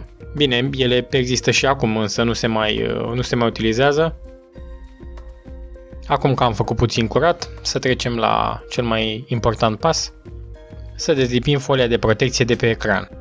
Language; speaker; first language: Romanian; native; Romanian